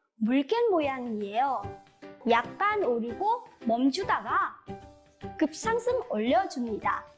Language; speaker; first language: Korean; non-native, fluent; Vietnamese